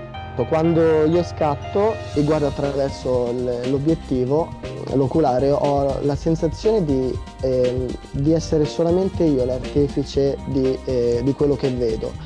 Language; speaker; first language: Italian; native; Italian